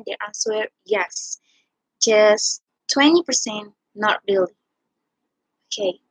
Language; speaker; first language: English; non-native, learner; Indonesian